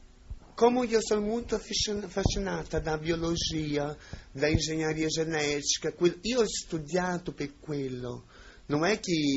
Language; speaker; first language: Italian; non-native, fluent; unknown